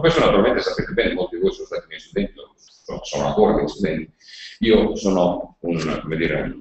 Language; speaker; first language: Italian; native; Italian